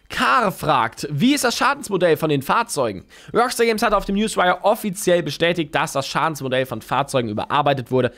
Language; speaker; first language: German; native; German